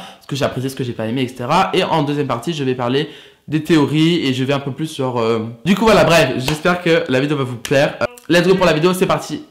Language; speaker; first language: French; native; French